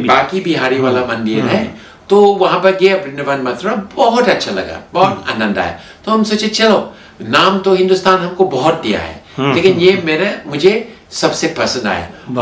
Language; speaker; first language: Hindi; non-native, fluent; English